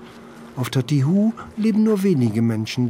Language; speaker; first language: German; native; German